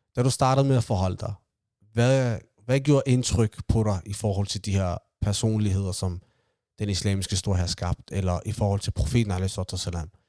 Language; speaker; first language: Danish; early bilingual, other home language; Somali